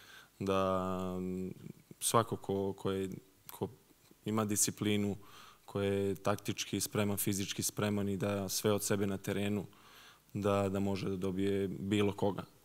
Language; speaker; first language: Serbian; early bilingual, heritage; Serbian